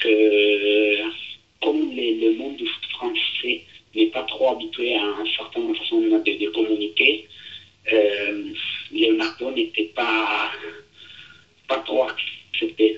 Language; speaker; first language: French; non-native, fluent; Italian